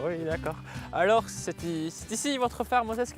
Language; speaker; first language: French; non-native, local second language; German